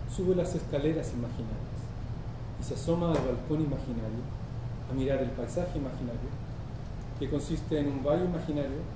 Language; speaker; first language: Spanish; early bilingual, heritage; Spanish